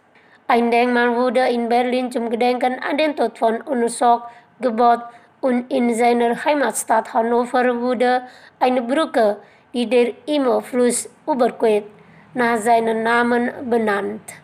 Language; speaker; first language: German; non-native, fluent; Indonesian